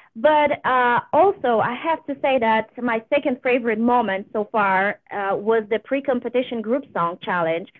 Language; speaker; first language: English; non-native, fluent; Polish